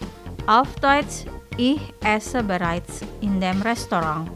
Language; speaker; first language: German; non-native, fluent; Indonesian